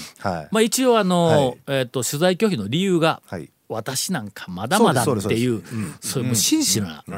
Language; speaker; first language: Japanese; native; Japanese